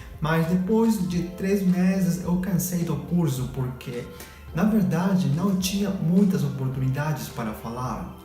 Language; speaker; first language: Portuguese; non-native, fluent; Spanish